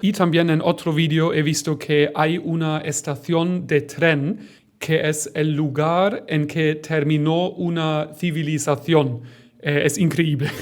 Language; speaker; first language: Spanish; non-native, fluent; German